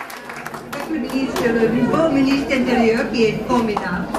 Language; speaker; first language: French; non-native, learner; English